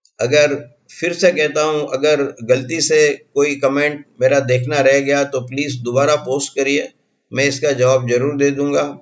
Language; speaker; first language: Hindi; non-native, local second language; Gujarati